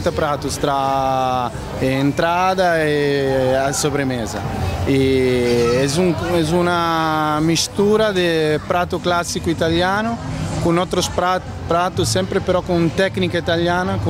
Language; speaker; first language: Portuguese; non-native, learner; Italian